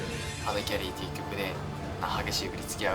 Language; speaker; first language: Japanese; native; Japanese